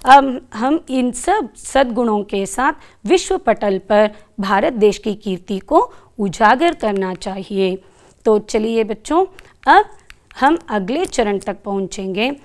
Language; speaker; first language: Hindi; non-native, local second language; Kannada